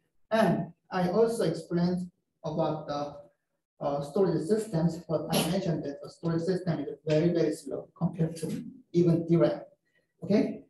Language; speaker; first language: English; non-native, fluent; Korean